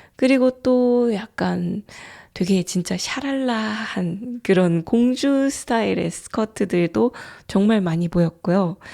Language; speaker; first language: Korean; native; Korean